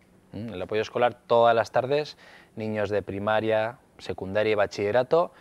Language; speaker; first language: Spanish; native; Spanish